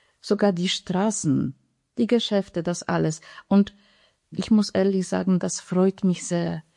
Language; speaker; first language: German; non-native, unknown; Polish